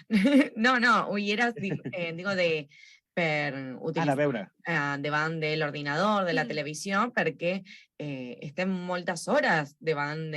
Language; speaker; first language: Catalan; non-native, local second language; Spanish